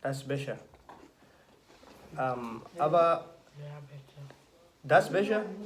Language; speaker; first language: German; non-native, learner; Yoruba